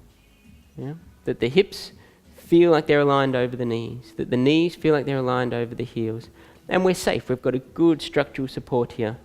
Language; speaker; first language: English; native; English